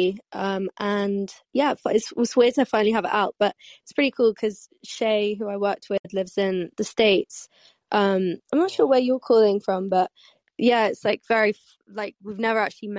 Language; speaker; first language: English; native; English